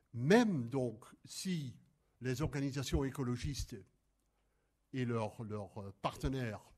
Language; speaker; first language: French; non-native, fluent; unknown